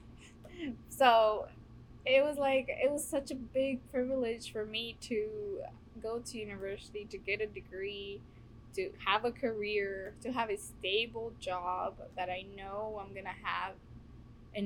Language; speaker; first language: English; early bilingual, other home language; Spanish